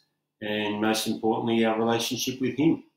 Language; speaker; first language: English; native; English